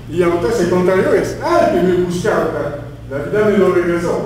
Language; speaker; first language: Spanish; non-native, fluent; English